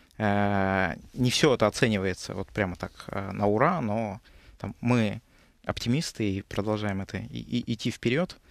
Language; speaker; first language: Russian; native; Russian